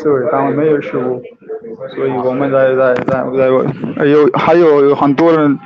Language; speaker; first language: Chinese; non-native, learner; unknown